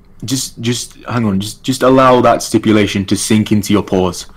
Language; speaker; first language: English; native; English